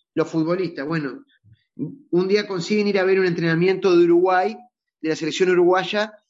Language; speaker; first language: Spanish; native; Spanish